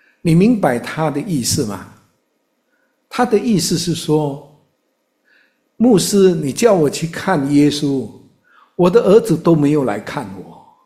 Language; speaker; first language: Chinese; native; Chinese